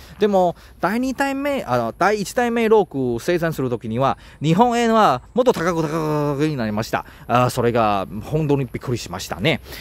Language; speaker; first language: Japanese; non-native, learner; Chinese